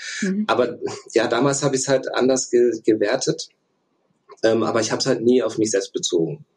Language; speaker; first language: German; early bilingual, other home language; Russian